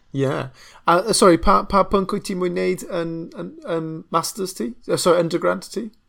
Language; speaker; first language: Welsh; non-native, local second language; English